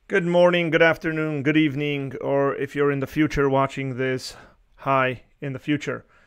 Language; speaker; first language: English; early bilingual, other home language; Armenian